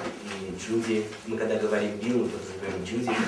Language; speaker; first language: Russian; native; Russian